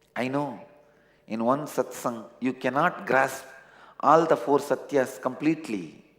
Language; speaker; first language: English; non-native, local second language; Tamil